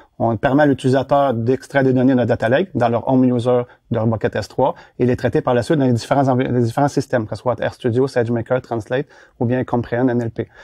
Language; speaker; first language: French; native; French